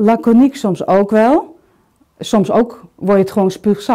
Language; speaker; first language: Dutch; native; Dutch